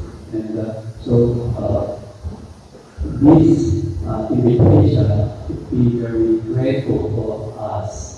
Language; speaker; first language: English; non-native, fluent; Korean